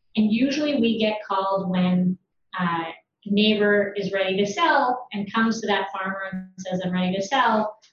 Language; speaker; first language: English; native; English